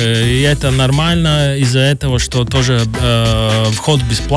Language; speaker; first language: Russian; non-native, local second language; Latvian